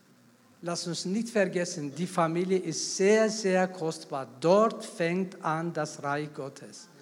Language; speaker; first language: German; non-native, fluent; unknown